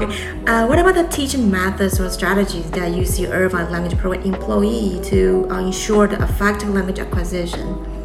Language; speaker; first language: English; non-native, fluent; Chinese